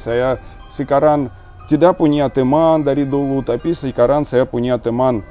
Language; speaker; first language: Indonesian; non-native, learner; Russian